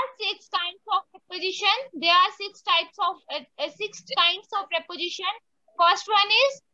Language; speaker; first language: English; non-native, local second language; Hindi